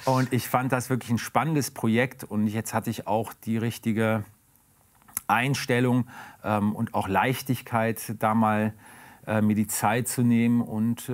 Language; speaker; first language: German; native; German